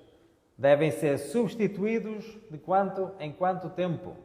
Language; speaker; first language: Portuguese; native; Portuguese